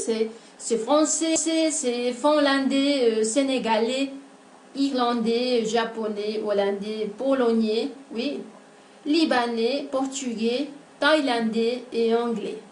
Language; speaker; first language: French; non-native, fluent; Spanish